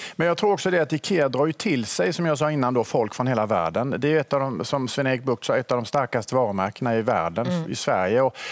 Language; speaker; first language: Swedish; native; Swedish